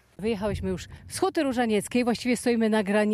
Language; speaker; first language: Polish; native; Polish